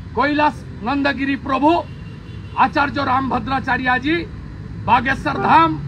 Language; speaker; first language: Hindi; non-native, local second language; Bangla